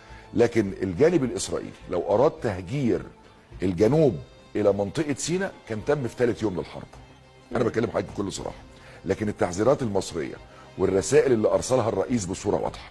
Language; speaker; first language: Arabic; native; Arabic